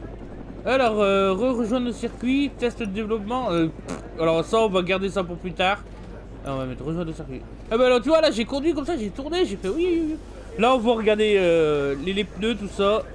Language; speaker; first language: French; native; French